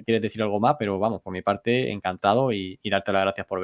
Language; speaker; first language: Spanish; native; Spanish